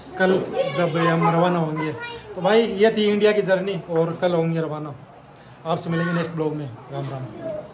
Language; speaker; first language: Hindi; native; Hindi